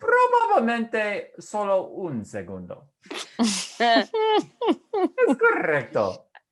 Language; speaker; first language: Spanish; non-native, fluent; English